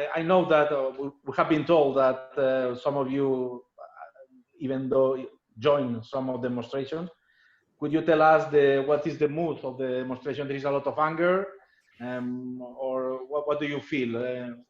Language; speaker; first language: English; non-native, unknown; Catalan